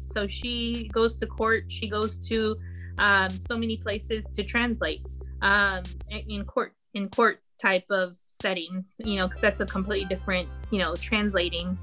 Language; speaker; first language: English; early bilingual, other home language; Spanish